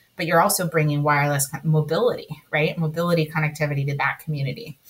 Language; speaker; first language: English; early bilingual, other home language; Spanish